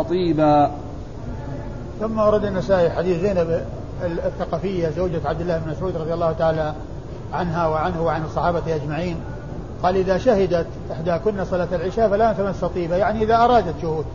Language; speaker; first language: Arabic; native; Arabic